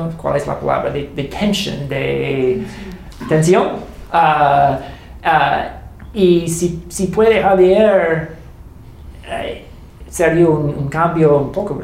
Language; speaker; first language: Spanish; non-native, learner; English